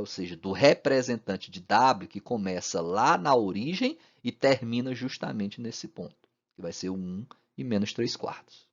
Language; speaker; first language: Portuguese; native; Portuguese